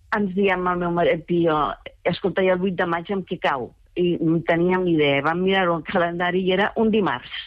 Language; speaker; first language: Catalan; native; Catalan